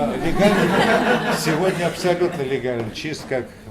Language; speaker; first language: Russian; native; Russian